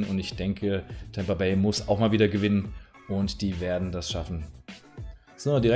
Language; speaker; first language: German; native; German